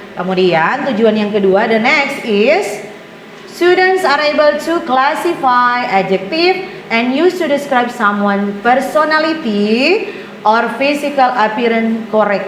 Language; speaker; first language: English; non-native, fluent; Indonesian